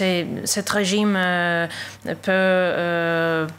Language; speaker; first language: French; non-native, learner; Russian